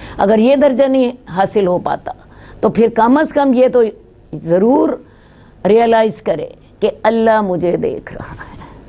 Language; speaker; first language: Urdu; non-native, local second language; Punjabi